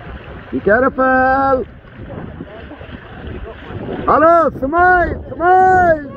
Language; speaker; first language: English; non-native, learner; Turkish